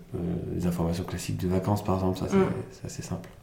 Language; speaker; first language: French; early bilingual, other home language; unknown